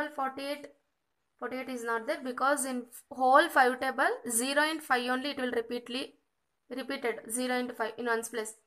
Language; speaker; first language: English; non-native, local second language; Kannada